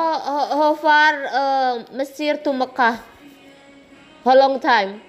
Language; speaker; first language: English; non-native, learner; Indonesian